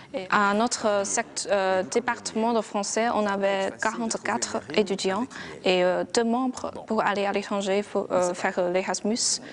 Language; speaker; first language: French; non-native, fluent; Chinese